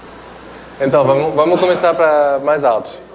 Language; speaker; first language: Portuguese; non-native, fluent; French